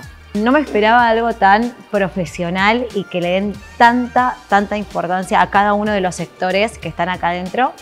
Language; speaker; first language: Spanish; native; Spanish